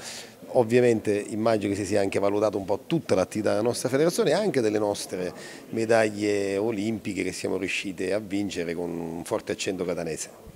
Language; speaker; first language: Italian; native; Italian